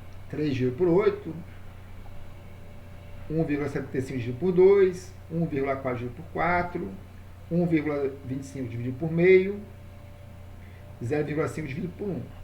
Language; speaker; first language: Portuguese; native; Portuguese